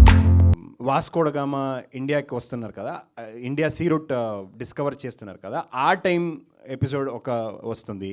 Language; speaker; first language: Telugu; non-native, local second language; Kannada